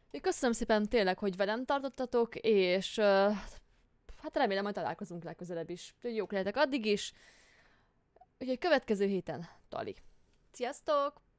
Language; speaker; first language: Hungarian; native; Hungarian